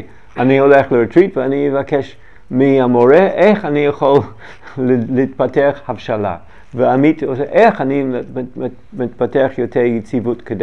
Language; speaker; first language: Hebrew; non-native, learner; English